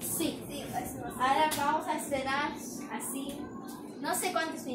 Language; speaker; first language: Spanish; early bilingual, heritage; Spanish